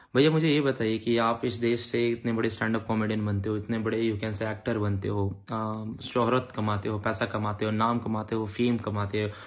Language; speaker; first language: Hindi; native; Hindi